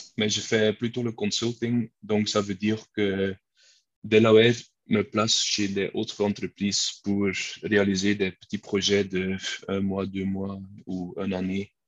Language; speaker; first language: French; non-native, local second language; Dutch